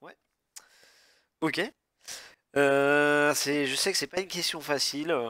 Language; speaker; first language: French; native; French